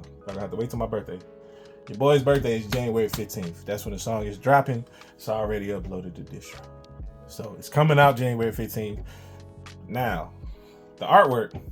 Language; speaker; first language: English; native; English